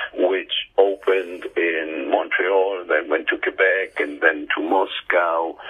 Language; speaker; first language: English; early bilingual, heritage; English